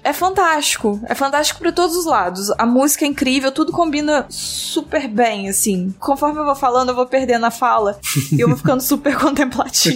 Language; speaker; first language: Portuguese; native; Portuguese